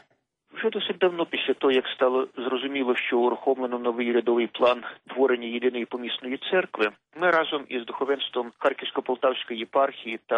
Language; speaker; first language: Ukrainian; native; Ukrainian